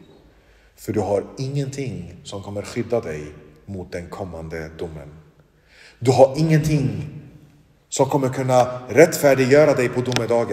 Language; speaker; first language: Swedish; non-native, local second language; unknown